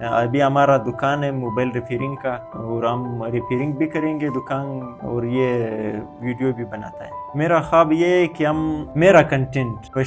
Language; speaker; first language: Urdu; non-native, local second language; Pashto